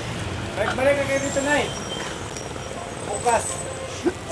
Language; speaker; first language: Filipino; non-native, local second language; Cebuano